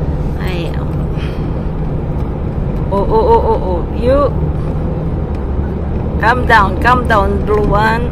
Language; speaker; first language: English; non-native, local second language; Filipino